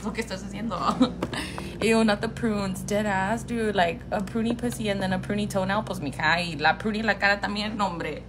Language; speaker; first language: Spanish; early bilingual, heritage; Spanish